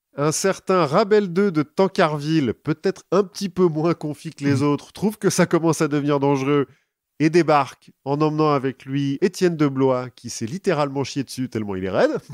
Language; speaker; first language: French; native; French